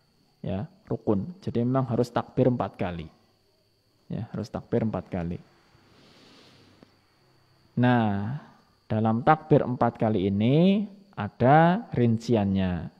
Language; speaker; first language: Indonesian; non-native, local second language; Javanese